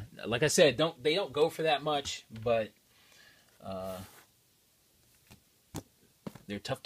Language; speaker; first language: English; native; English